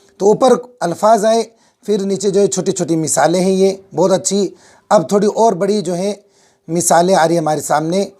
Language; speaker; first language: Urdu; native; Urdu